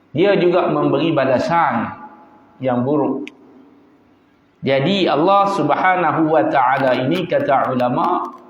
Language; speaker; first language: Malay; native; Malay